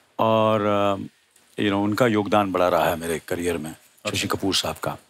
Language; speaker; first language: Hindi; native; Hindi